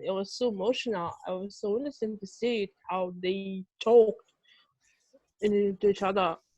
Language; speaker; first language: English; non-native, fluent; Russian